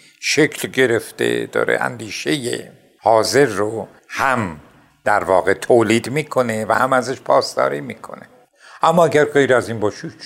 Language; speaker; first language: Persian; non-native, local second language; Azerbaijani